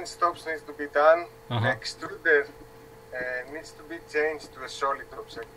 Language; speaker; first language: English; non-native, learner; Spanish